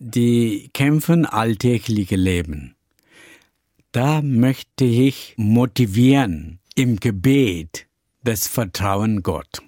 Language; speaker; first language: German; non-native, learner; Tamil